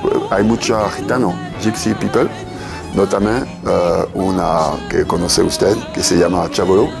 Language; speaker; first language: Spanish; non-native, learner; French